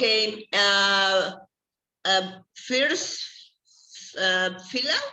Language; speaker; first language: English; non-native, learner; Spanish